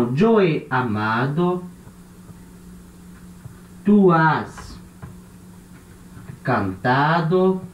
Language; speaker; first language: Spanish; non-native, fluent; Portuguese